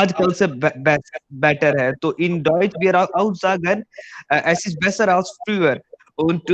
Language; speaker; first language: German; non-native, learner; Hindi